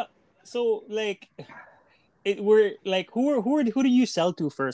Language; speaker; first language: English; non-native, local second language; Cebuano